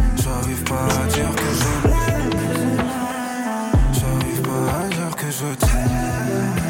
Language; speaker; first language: French; early bilingual, other home language; Romanian